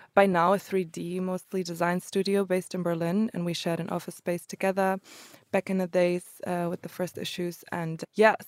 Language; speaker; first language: English; early bilingual, other home language; Croatian